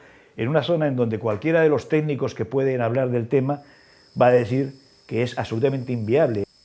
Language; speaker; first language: Spanish; native; Spanish